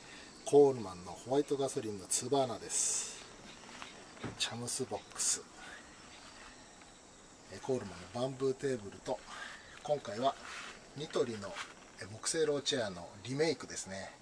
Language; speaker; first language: Japanese; native; Japanese